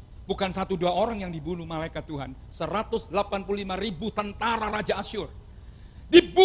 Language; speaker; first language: Indonesian; non-native, local second language; Javanese